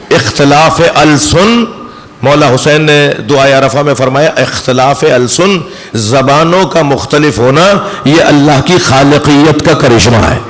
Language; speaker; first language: Urdu; native; Urdu